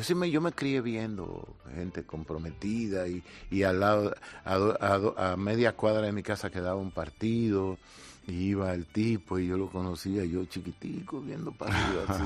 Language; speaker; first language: Spanish; native; Spanish